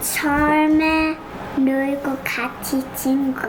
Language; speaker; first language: Korean; early bilingual, heritage; Korean